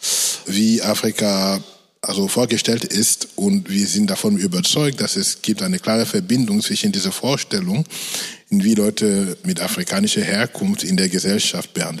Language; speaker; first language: German; non-native, fluent; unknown